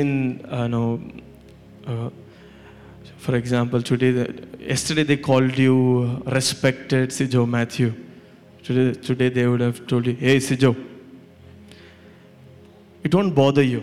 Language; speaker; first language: English; non-native, local second language; Malayalam